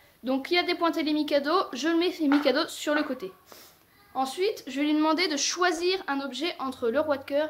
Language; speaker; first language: French; native; French